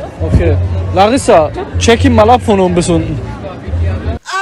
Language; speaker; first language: German; native; German